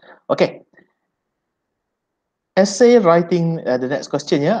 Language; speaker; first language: English; non-native, local second language; Malay